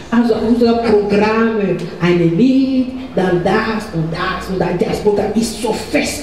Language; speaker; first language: German; non-native, learner; French